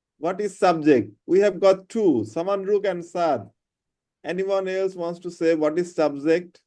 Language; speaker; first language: English; non-native, fluent; Bangla